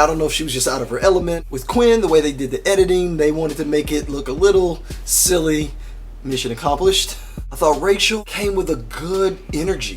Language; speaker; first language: English; native; English